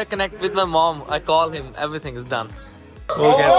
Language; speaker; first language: English; non-native, learner; Hindi